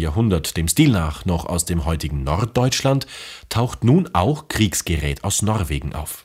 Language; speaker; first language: German; native; German